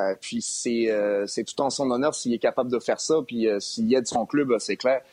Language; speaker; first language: French; native; French